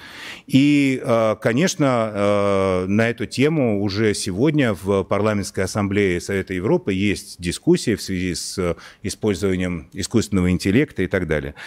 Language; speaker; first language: Russian; native; Russian